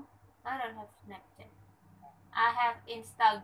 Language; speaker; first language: English; non-native, learner; Indonesian